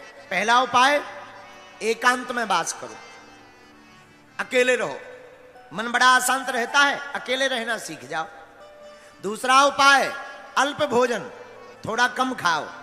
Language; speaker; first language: Hindi; native; Hindi